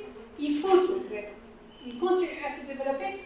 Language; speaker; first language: French; non-native, local second language; Arabic